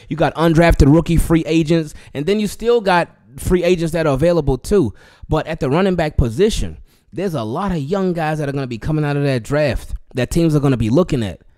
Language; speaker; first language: English; native; English